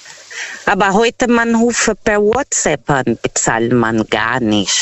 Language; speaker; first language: German; non-native, fluent; Portuguese